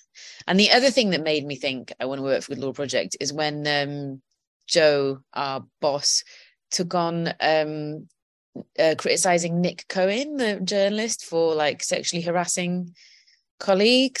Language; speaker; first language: English; native; English